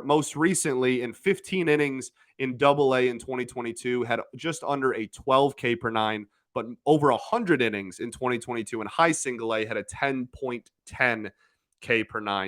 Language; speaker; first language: English; native; English